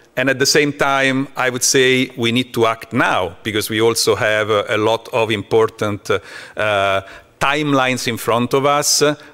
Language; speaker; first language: English; non-native, fluent; Italian